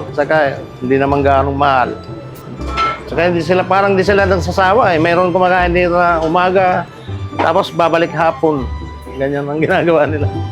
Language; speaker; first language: Filipino; non-native, local second language; Bikol